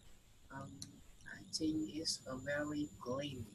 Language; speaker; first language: English; non-native, learner; Vietnamese